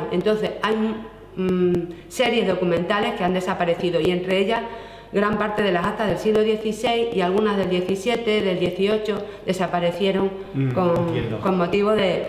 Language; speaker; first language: Spanish; native; Spanish